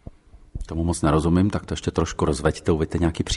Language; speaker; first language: Czech; native; Czech